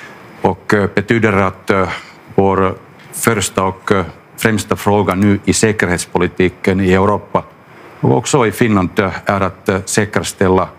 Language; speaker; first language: Swedish; non-native, local second language; Finnish